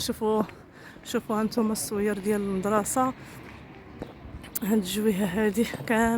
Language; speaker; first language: Arabic; native; Arabic